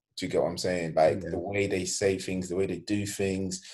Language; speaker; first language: English; non-native, fluent; Swedish